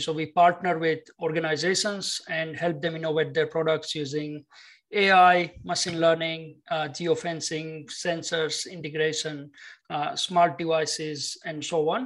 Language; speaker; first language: English; non-native, local second language; Gujarati